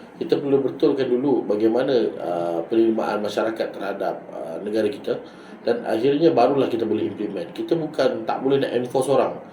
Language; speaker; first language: Malay; native; Malay